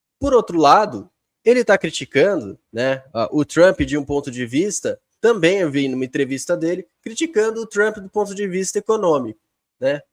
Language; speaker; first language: Portuguese; native; Portuguese